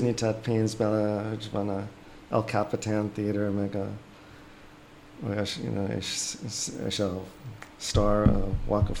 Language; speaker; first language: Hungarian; early bilingual, heritage; English